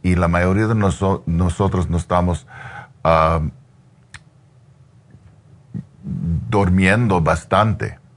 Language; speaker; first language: Spanish; non-native, learner; English